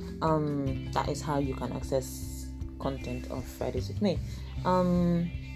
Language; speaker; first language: English; non-native, local second language; Igbo